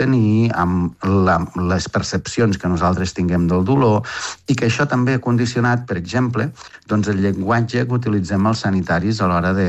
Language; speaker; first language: Catalan; native; Catalan